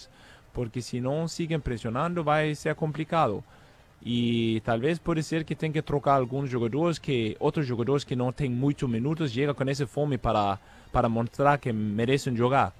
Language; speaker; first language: Portuguese; non-native, fluent; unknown